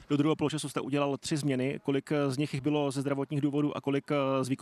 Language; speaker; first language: Czech; native; Czech